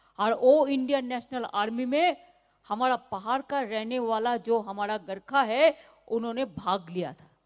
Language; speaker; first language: Hindi; non-native, local second language; Bangla